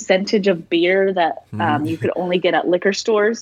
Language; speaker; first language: English; native; English